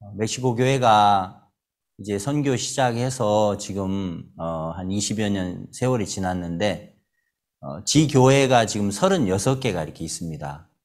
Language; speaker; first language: Korean; native; Korean